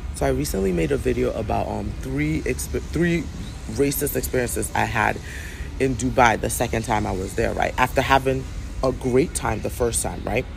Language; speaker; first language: English; non-native, local second language; Akan